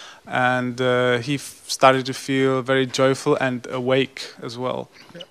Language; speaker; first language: English; non-native, fluent; Czech